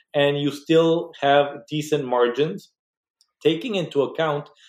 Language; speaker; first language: English; non-native, fluent; Spanish